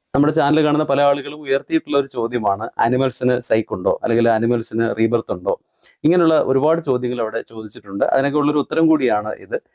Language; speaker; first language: Malayalam; native; Malayalam